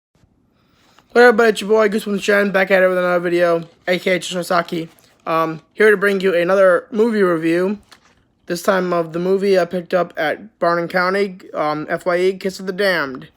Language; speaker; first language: English; native; English